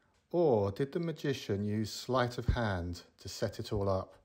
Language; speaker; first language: English; native; English